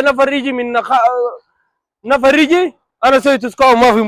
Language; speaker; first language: Arabic; non-native, learner; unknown